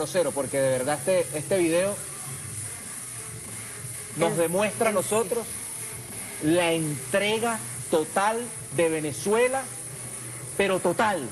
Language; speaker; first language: Spanish; native; Spanish